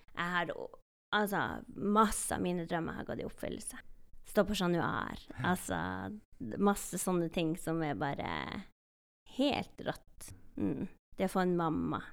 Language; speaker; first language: Norwegian; native; Norwegian